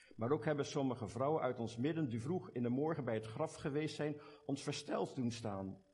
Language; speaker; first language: Dutch; native; Dutch